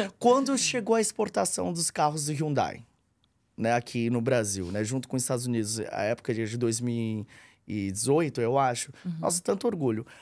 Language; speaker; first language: Portuguese; early bilingual, other home language; Korean